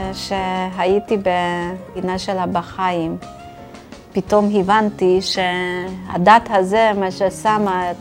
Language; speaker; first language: Hebrew; non-native, fluent; Russian